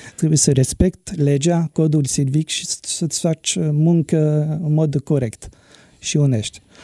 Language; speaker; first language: Romanian; non-native, fluent; French